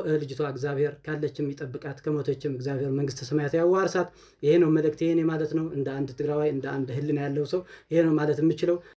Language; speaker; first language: Amharic; non-native, local second language; Tigrinya